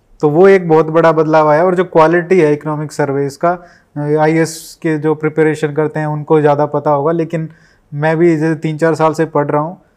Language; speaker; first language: Hindi; native; Hindi